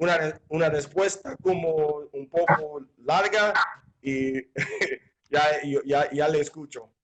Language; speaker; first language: Spanish; non-native, fluent; English